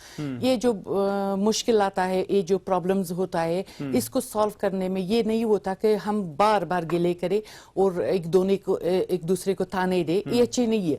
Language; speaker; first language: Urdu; non-native, learner; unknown